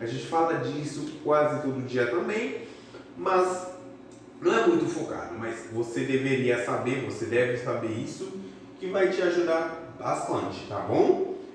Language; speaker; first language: Portuguese; non-native, fluent; Haitian Creole